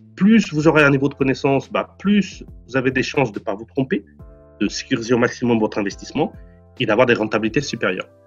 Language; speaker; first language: French; non-native, fluent; Portuguese